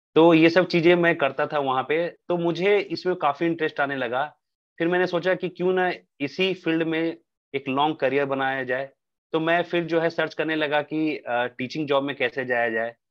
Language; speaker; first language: Hindi; native; Hindi